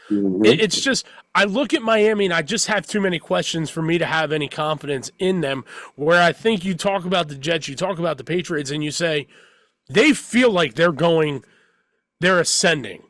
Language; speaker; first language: English; native; English